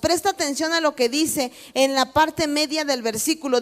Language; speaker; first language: Spanish; native; Spanish